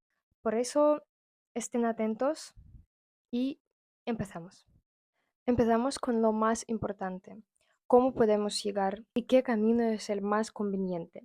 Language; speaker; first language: Spanish; non-native, fluent; Russian